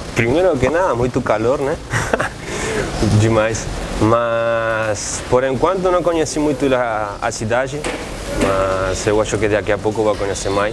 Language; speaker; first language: Portuguese; non-native, fluent; Spanish